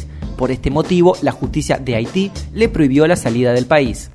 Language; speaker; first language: Spanish; native; Spanish